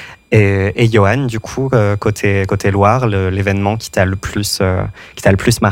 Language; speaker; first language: French; native; French